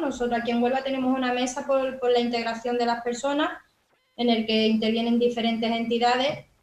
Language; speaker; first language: Spanish; native; Spanish